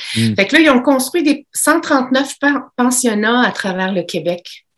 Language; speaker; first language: French; native; French